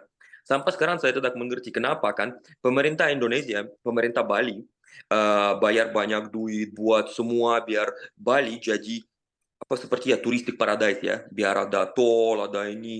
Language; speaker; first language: Indonesian; non-native, fluent; Russian